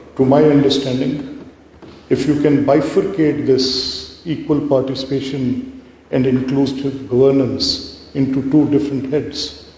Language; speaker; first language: English; non-native, local second language; Urdu